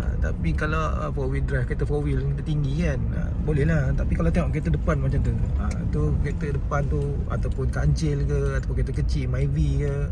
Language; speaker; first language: Malay; native; Malay